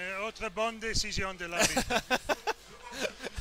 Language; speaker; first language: French; non-native, fluent; English